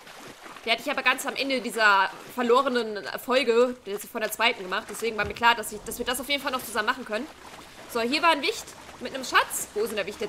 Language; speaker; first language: German; native; German